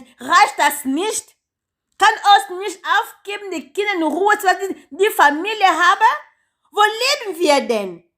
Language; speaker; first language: German; non-native, learner; Lingala